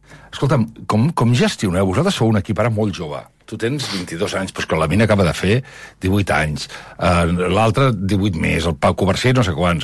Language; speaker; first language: Catalan; native; Catalan